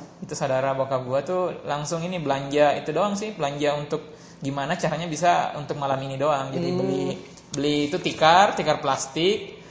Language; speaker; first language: Indonesian; native; Indonesian